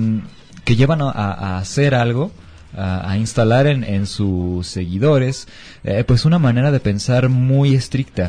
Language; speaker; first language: Spanish; native; Spanish